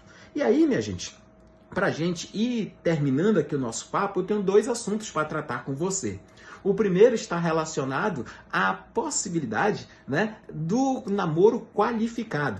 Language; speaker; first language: Portuguese; native; Portuguese